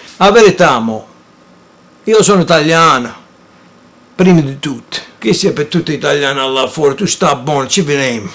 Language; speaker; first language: Italian; early bilingual, heritage; English